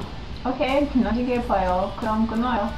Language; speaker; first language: Korean; non-native, learner; English